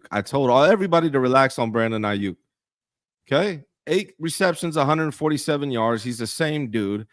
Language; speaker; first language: English; native; English